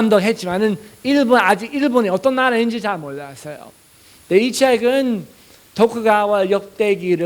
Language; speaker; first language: Korean; non-native, fluent; English